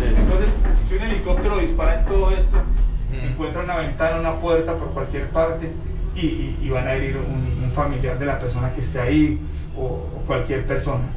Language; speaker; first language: Spanish; native; Spanish